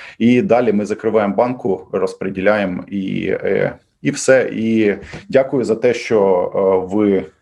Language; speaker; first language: Ukrainian; non-native, local second language; Russian